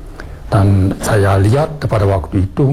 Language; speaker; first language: Indonesian; non-native, fluent; German